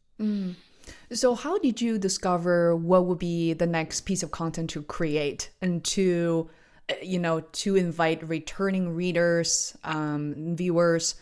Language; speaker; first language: English; non-native, fluent; Chinese